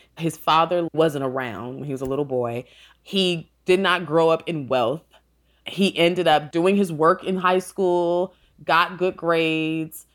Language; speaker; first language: English; native; English